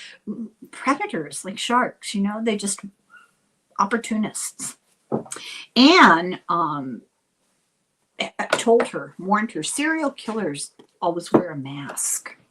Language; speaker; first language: English; native; English